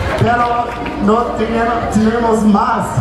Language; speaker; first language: Spanish; non-native, learner; English